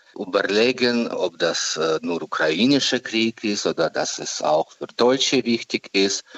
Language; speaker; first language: German; non-native, learner; Ukrainian